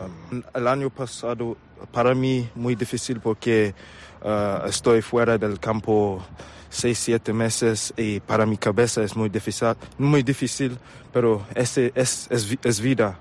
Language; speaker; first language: Spanish; non-native, learner; English